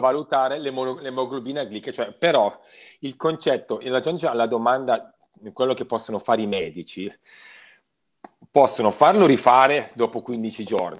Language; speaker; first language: Italian; native; Italian